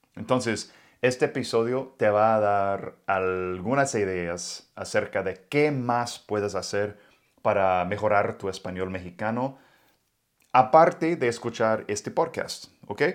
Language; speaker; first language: Spanish; non-native, fluent; English